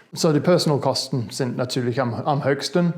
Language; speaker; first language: German; non-native, fluent; English